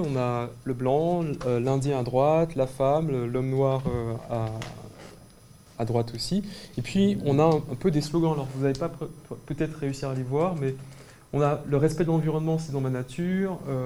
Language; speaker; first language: French; native; French